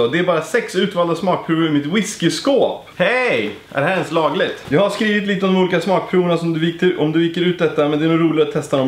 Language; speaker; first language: Swedish; native; Swedish